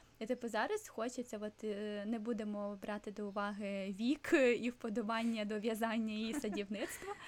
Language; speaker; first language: Ukrainian; non-native, local second language; Russian